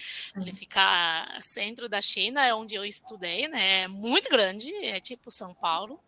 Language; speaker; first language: Portuguese; non-native, fluent; Chinese